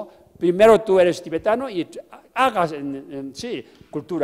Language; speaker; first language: Spanish; non-native, fluent; Tibetan